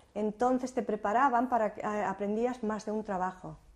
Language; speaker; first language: Spanish; native; Spanish